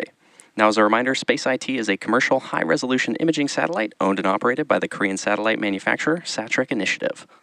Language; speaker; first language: English; native; English